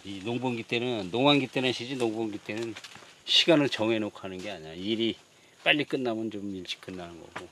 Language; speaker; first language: Korean; native; Korean